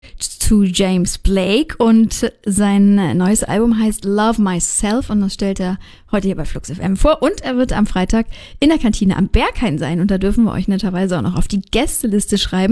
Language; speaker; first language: German; native; German